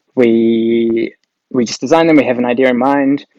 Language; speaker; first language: English; native; English